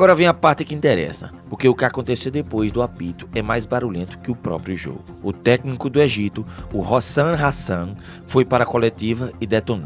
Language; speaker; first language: Portuguese; native; Portuguese